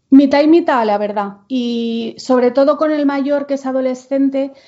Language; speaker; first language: Spanish; non-native, local second language; Catalan